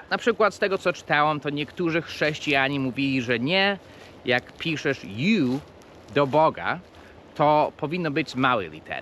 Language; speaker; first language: Polish; non-native, fluent; English